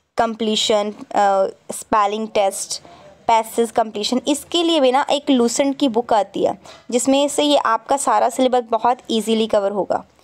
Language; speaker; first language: Hindi; non-native, local second language; Punjabi